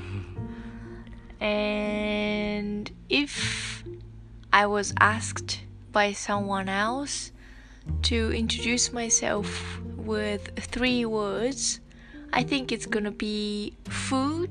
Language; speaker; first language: English; non-native, fluent; Japanese